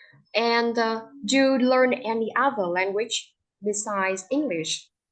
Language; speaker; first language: English; non-native, fluent; Vietnamese